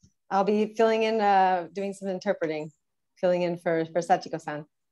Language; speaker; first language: English; native; English